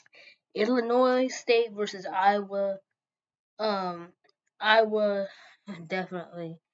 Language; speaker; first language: English; native; English